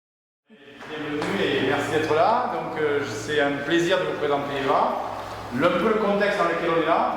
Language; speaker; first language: French; native; French